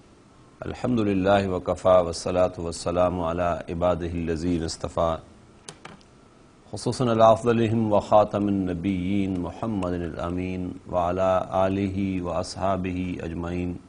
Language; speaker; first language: Arabic; non-native, fluent; Urdu